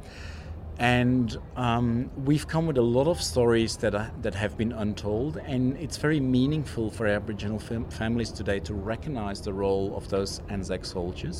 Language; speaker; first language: English; non-native, fluent; Dutch